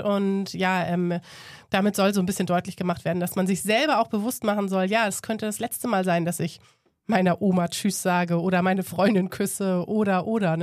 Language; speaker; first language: German; native; German